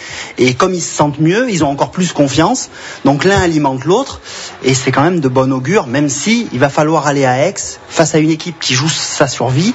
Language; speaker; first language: French; native; French